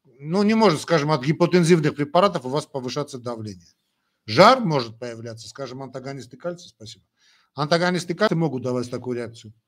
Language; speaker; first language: Russian; non-native, local second language; Armenian